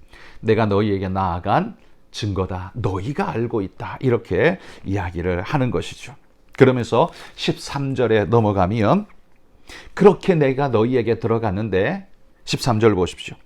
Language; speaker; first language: Korean; native; Korean